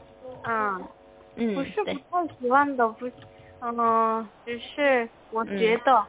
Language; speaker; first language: Chinese; non-native, learner; Korean